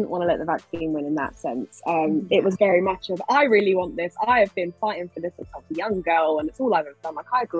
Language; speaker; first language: English; native; English